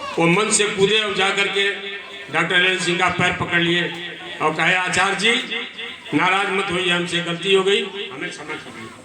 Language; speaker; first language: Hindi; native; Hindi